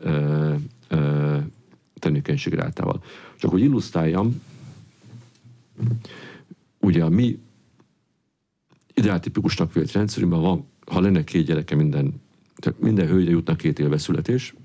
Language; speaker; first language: Hungarian; native; Hungarian